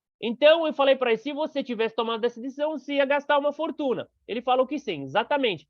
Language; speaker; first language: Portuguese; non-native, fluent; Arabic